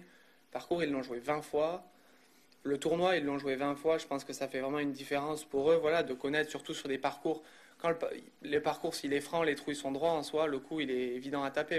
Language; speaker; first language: French; native; French